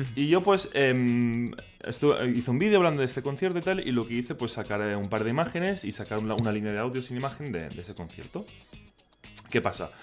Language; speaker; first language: Spanish; non-native, local second language; Catalan